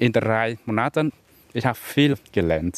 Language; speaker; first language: German; non-native, learner; Vietnamese